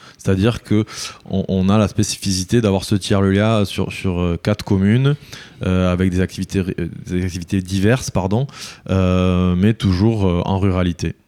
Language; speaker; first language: French; native; French